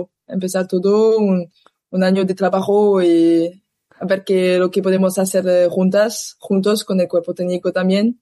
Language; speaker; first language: Spanish; non-native, learner; French